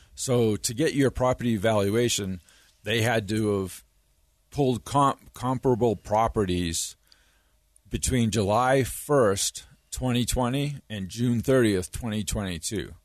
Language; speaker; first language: English; native; English